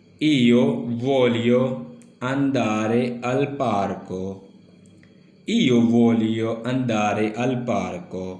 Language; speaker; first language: Italian; non-native, learner; Urdu